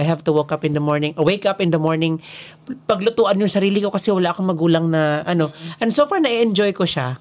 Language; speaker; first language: Filipino; native; Filipino